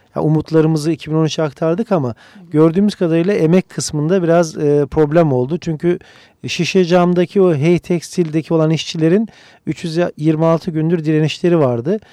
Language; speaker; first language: Turkish; native; Turkish